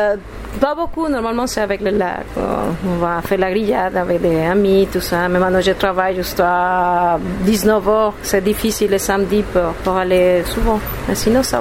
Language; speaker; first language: French; non-native, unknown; Spanish